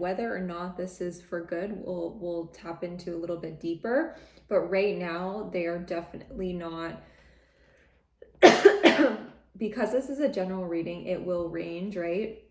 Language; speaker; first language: English; native; English